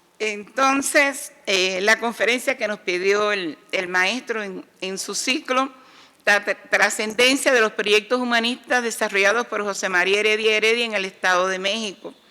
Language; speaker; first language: Spanish; native; Spanish